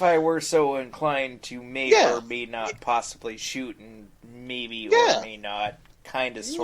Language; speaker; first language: English; native; English